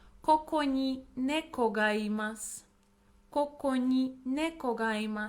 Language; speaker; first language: Japanese; non-native, fluent; English